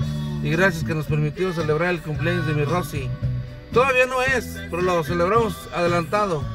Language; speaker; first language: Spanish; native; Spanish